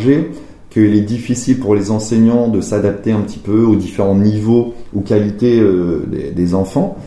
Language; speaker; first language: French; native; French